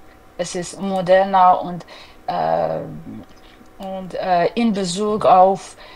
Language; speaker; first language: German; non-native, learner; Persian